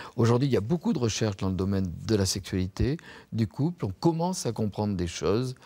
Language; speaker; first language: French; native; French